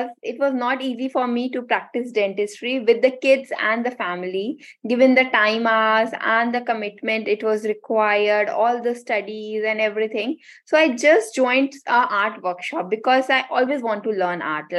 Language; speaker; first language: English; non-native, local second language; Hindi